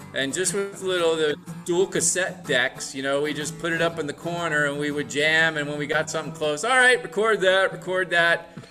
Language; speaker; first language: English; native; English